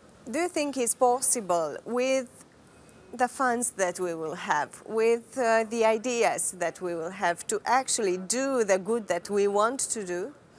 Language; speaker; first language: English; non-native, fluent; Romanian